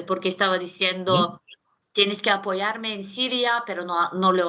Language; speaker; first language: Spanish; non-native, fluent; Turkish